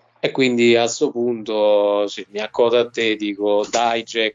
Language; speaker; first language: Italian; native; Italian